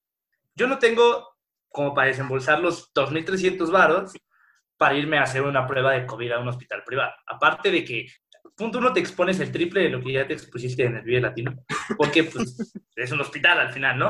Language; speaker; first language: Spanish; native; Spanish